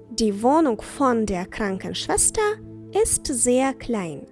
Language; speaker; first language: German; non-native, fluent; Ukrainian